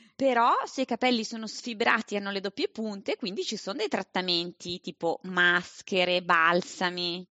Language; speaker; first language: Italian; native; Italian